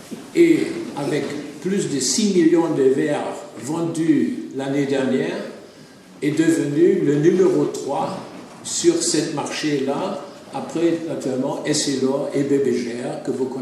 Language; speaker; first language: French; non-native, fluent; German